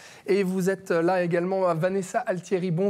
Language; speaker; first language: French; native; French